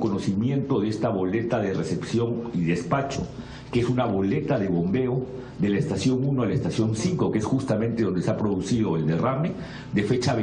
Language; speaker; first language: Spanish; native; Spanish